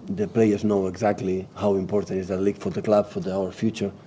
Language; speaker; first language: English; non-native, learner; Catalan